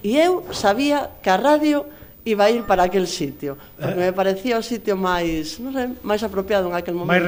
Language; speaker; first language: Galician; non-native, local second language; Spanish